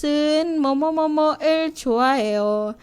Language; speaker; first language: Korean; non-native, fluent; Indonesian